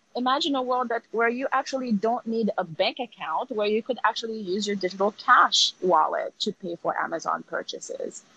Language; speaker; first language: English; early bilingual, other home language; Haitian Creole